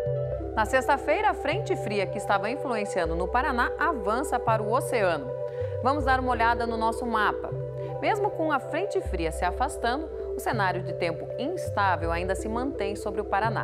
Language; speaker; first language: Portuguese; native; Portuguese